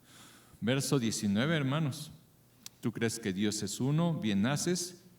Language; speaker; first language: Spanish; native; Spanish